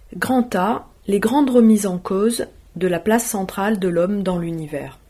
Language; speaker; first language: French; native; French